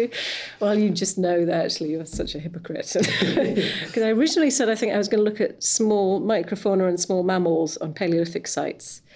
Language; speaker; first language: English; native; English